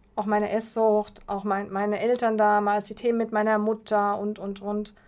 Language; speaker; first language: German; native; German